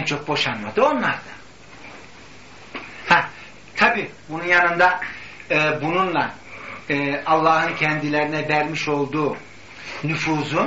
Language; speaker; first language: Turkish; native; Turkish